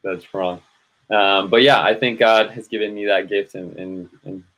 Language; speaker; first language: English; native; English